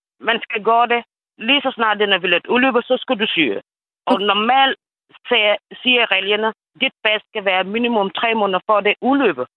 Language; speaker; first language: Danish; non-native, fluent; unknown